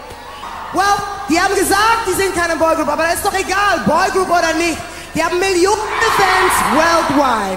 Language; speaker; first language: German; non-native, learner; English